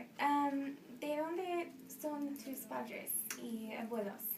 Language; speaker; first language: Spanish; non-native, fluent; English